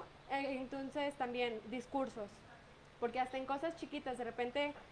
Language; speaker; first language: Spanish; native; Spanish